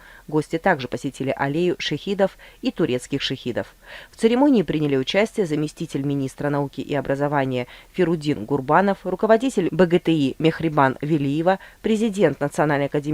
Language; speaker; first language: Russian; native; Russian